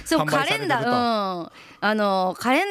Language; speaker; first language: Japanese; native; Japanese